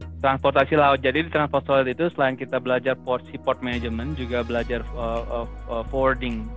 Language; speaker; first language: Indonesian; native; Indonesian